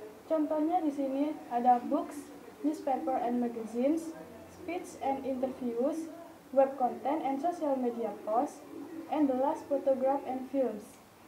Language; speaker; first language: English; non-native, learner; Indonesian